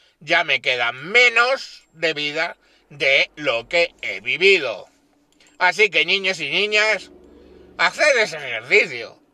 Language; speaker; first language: Spanish; native; Spanish